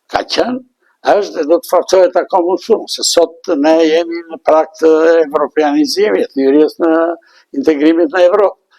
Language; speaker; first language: Albanian; non-native, local second language; Bulgarian